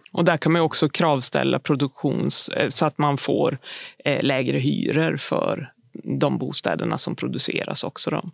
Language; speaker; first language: Swedish; native; Swedish